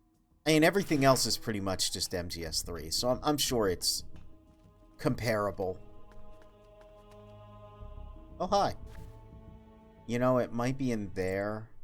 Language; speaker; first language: English; native; English